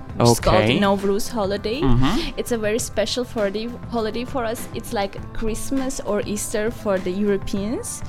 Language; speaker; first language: English; non-native, fluent; Azerbaijani